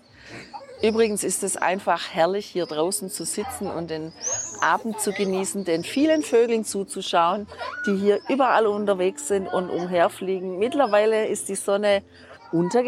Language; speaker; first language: German; native; German